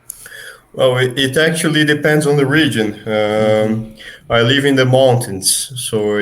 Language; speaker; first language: English; non-native, fluent; Portuguese